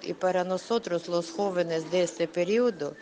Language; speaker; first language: Spanish; non-native, fluent; Russian